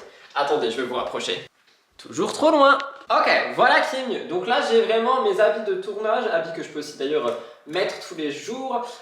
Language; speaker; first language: French; native; French